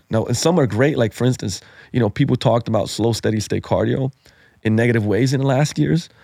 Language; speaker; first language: English; non-native, fluent; Slovenian